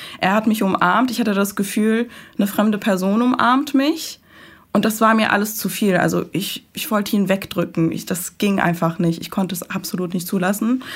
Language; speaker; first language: German; early bilingual, other home language; Persian